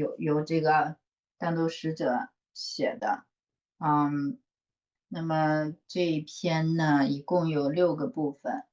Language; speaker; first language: Chinese; native; Chinese